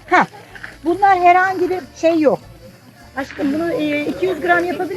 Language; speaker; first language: Turkish; native; Turkish